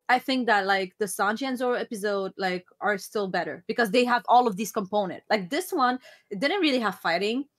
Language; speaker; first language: English; non-native, fluent; Arabic